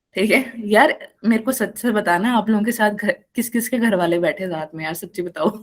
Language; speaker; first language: Hindi; non-native, local second language; Malayalam